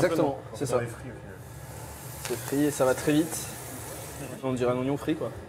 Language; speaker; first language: French; native; French